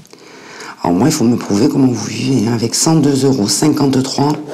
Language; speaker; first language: French; native; French